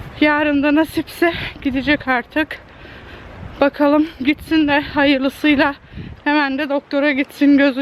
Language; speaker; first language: Turkish; early bilingual, heritage; Turkish